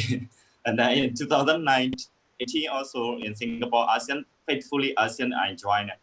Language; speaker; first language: English; non-native, learner; Burmese